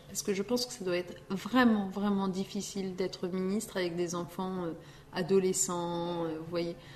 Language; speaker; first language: French; early bilingual, other home language; Riffian